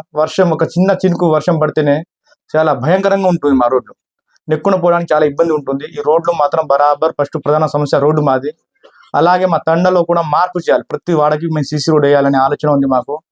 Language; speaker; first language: Telugu; non-native, local second language; Lambadi